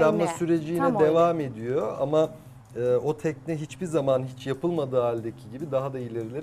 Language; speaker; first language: Turkish; native; Turkish